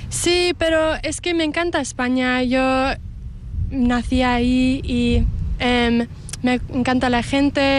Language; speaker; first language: Spanish; early bilingual, heritage; English